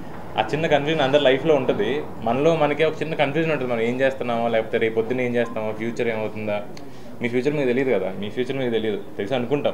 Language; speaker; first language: Telugu; native; Telugu